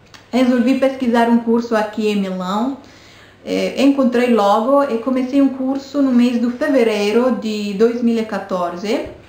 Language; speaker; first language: Portuguese; non-native, fluent; Romanian